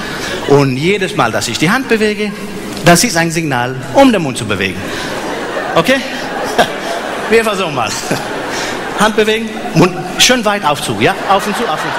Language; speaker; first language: German; non-native, fluent; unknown